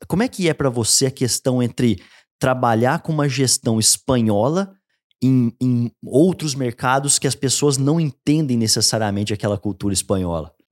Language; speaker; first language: Portuguese; native; Portuguese